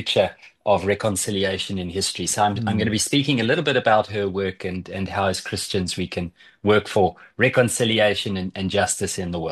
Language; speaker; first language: English; native; English